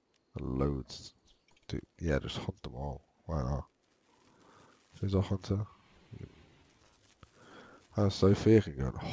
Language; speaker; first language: English; native; English